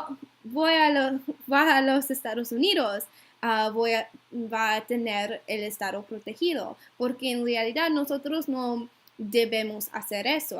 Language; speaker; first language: Spanish; non-native, learner; English